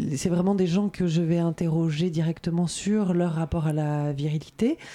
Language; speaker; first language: French; native; French